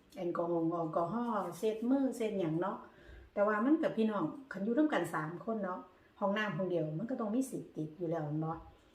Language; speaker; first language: Thai; native; Thai